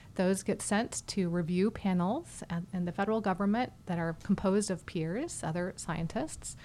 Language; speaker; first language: English; native; English